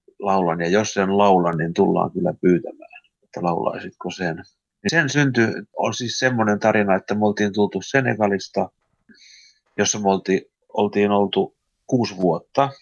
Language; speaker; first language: Finnish; early bilingual, heritage; Finnish